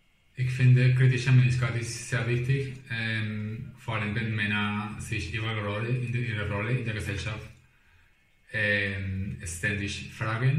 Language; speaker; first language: German; non-native, fluent; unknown